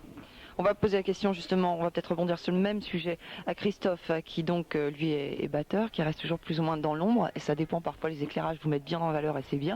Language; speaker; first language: French; native; French